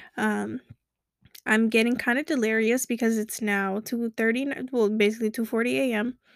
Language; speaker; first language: English; early bilingual, other home language; Kabuverdianu